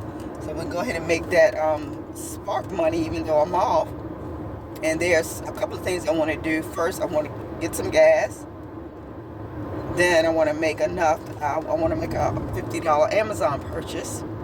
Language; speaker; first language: English; native; English